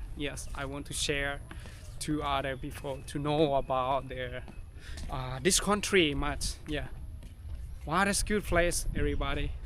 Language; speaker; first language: English; non-native, learner; Thai